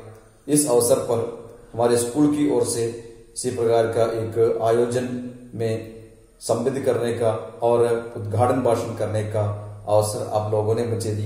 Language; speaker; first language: Hindi; non-native, local second language; Malayalam